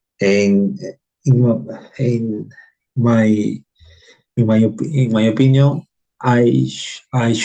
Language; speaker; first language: English; non-native, learner; Spanish